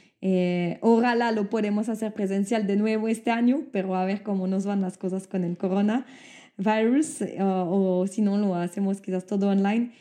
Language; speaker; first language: Spanish; non-native, fluent; French